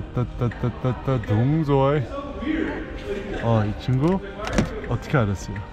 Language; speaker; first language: Korean; early bilingual, heritage; English